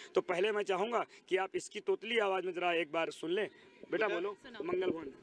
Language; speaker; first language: Hindi; native; Hindi